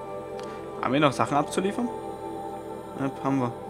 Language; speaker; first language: German; native; German